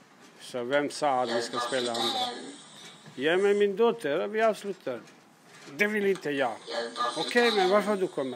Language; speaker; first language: Swedish; non-native, learner; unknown